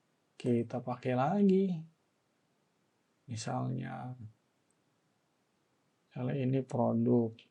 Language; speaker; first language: Indonesian; native; Indonesian